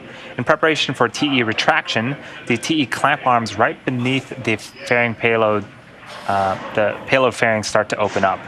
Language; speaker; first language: English; native; English